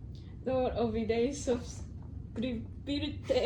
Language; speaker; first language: Spanish; non-native, learner; Cantonese